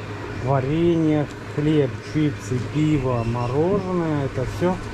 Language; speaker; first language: Russian; native; Russian